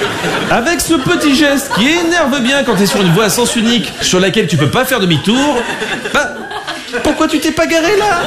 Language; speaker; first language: French; native; French